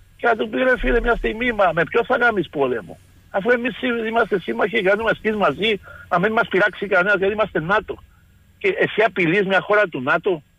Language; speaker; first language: Greek; native; Greek